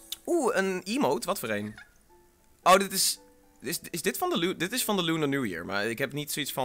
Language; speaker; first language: Dutch; native; Dutch